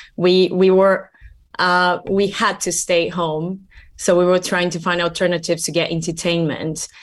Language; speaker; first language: English; non-native, fluent; Portuguese